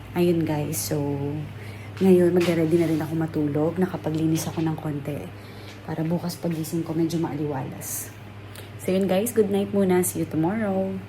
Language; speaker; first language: Filipino; native; Filipino